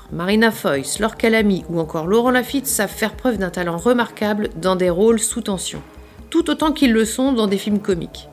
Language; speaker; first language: French; native; French